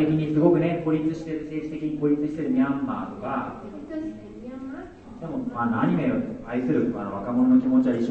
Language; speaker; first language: Japanese; native; Japanese